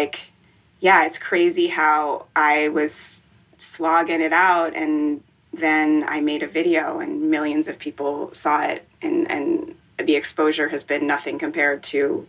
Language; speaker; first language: English; native; English